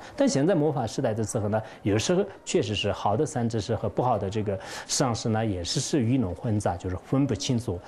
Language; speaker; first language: Chinese; non-native, local second language; Tibetan